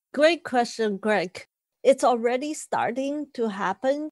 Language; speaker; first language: English; non-native, fluent; Chinese